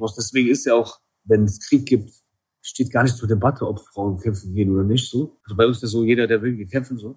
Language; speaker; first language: German; early bilingual, other home language; Kurdish